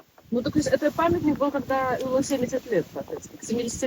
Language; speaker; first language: Russian; native; Russian